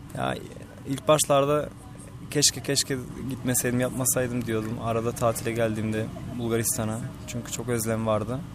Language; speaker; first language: Turkish; native; Turkish